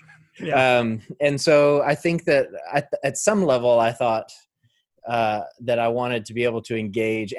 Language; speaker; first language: English; native; English